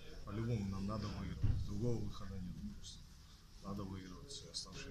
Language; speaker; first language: Russian; non-native, learner; Georgian